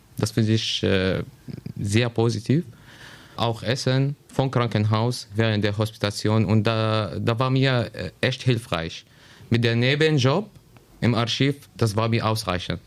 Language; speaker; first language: German; non-native, learner; Arabic